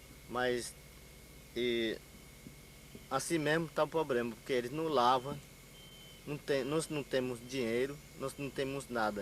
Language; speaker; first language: Portuguese; non-native, local second language; Yanomámi